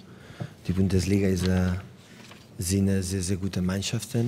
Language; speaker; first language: German; non-native, learner; Catalan